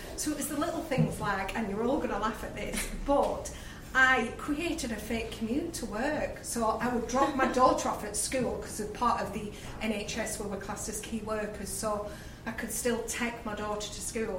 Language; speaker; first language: English; native; English